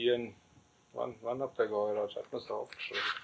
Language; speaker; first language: German; native; German